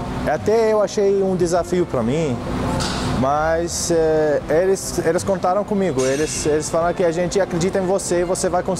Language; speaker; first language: Portuguese; non-native, fluent; Arabic